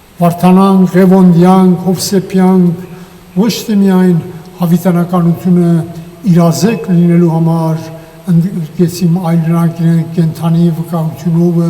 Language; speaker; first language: Armenian; native; Armenian